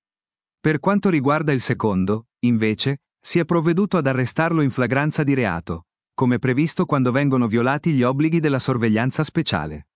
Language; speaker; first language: Italian; native; Italian